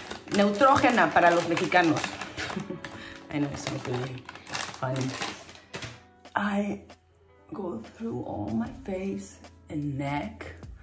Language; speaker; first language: English; non-native, fluent; Spanish